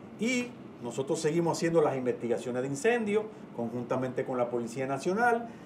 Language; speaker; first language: Spanish; native; Spanish